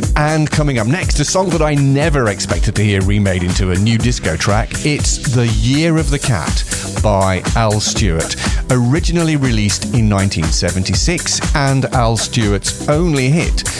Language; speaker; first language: English; native; English